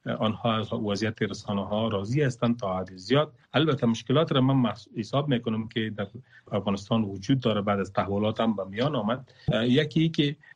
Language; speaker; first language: Persian; non-native, local second language; Pashto